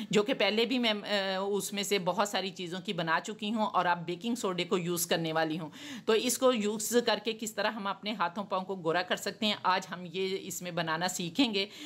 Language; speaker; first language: Hindi; native; Hindi